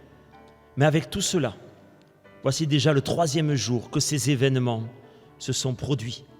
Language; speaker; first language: French; native; French